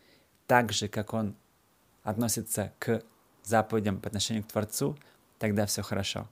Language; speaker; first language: Russian; native; Russian